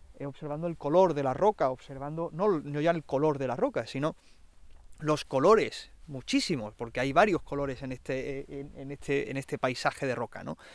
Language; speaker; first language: Spanish; native; Spanish